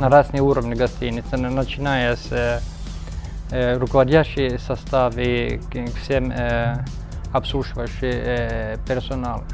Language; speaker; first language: Russian; non-native, fluent; Finnish